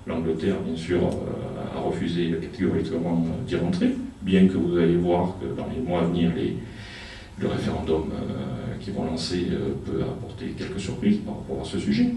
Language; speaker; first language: French; native; French